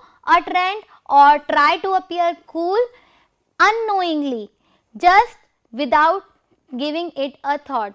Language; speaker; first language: English; non-native, local second language; Hindi